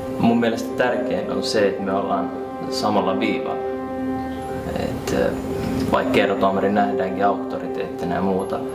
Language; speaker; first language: Finnish; early bilingual, other home language; Arabic